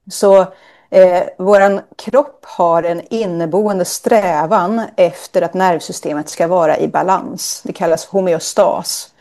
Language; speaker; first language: Swedish; native; Swedish